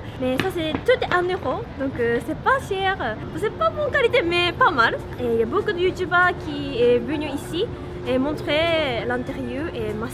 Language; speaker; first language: French; non-native, learner; Japanese